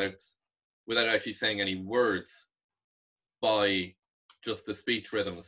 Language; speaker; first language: English; non-native, local second language; Irish